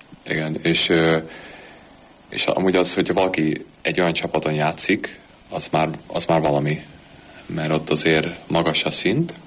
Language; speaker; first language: Hungarian; early bilingual, heritage; Hungarian